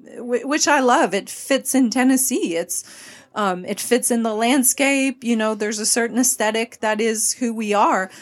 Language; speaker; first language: English; non-native, fluent; French